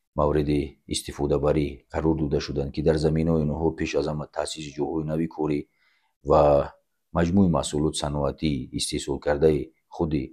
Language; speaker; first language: Tajik; native; Tajik